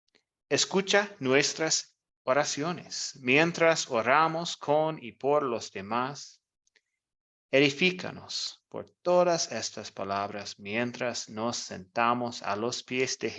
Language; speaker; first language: Spanish; non-native, fluent; English